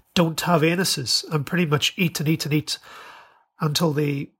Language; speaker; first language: English; native; English